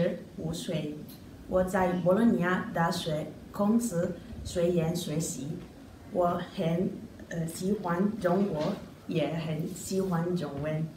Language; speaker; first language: Chinese; non-native, learner; Italian